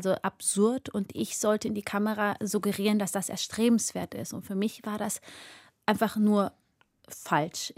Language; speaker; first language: German; early bilingual, other home language; Amharic